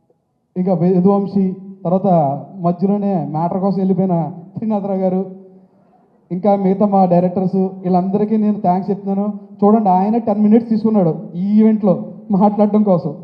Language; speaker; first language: Telugu; native; Telugu